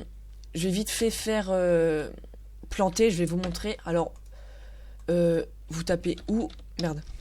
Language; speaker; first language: French; native; French